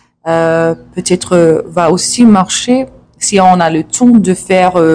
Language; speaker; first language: French; non-native, learner; English